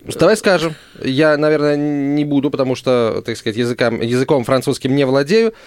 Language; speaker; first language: Russian; native; Russian